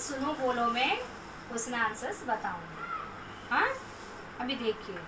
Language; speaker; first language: Hindi; non-native, local second language; Telugu